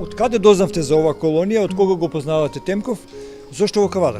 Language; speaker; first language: Macedonian; native; Macedonian